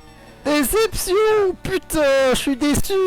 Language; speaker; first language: French; native; French